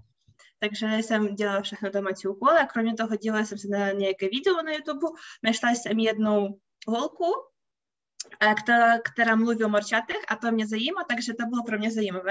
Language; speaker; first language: Czech; non-native, fluent; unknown